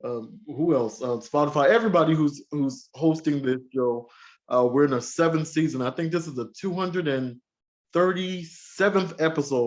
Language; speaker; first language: English; native; English